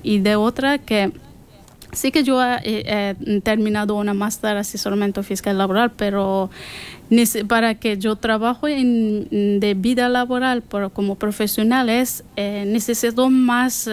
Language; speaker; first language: Spanish; non-native, learner; Persian